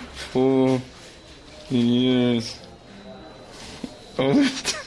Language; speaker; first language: English; non-native, learner; German